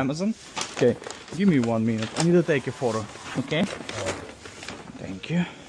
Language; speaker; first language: English; non-native, learner; Ukrainian